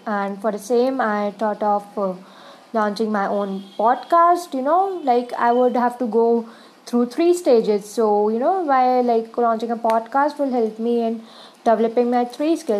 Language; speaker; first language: English; non-native, local second language; Hindi